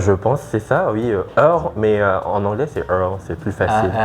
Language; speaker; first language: French; non-native, learner; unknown